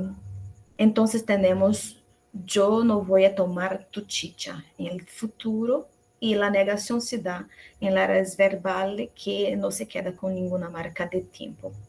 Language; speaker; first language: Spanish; non-native, fluent; Portuguese